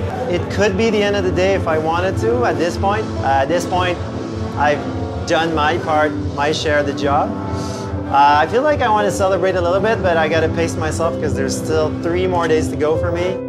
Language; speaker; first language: English; non-native, local second language; French